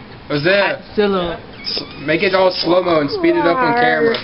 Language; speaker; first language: English; native; English